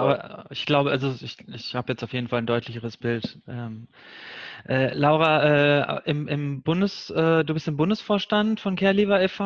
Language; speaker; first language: German; native; German